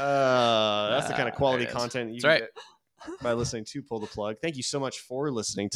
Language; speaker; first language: English; native; English